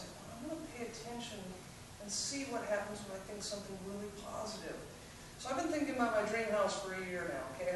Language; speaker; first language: English; native; English